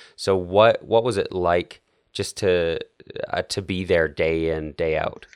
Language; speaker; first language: English; native; English